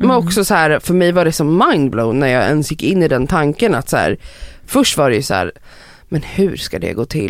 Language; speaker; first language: Swedish; native; Swedish